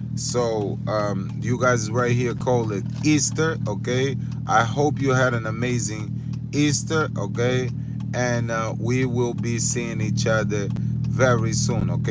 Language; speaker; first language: English; non-native, fluent; Portuguese